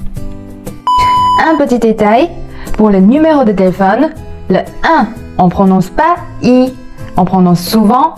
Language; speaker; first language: French; non-native, fluent; Chinese